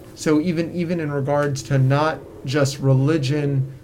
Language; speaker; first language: English; native; English